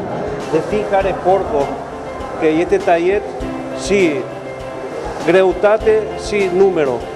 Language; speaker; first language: Romanian; non-native, learner; Spanish